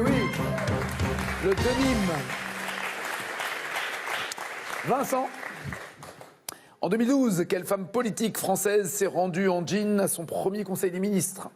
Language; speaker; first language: French; native; French